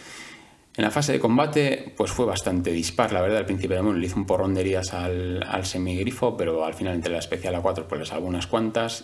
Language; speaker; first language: Spanish; native; Spanish